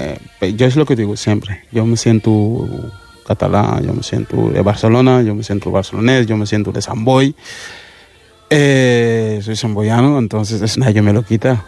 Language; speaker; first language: Catalan; early bilingual, other home language; Wolof